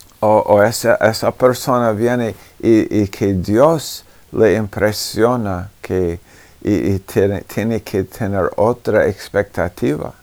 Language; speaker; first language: Spanish; non-native, fluent; English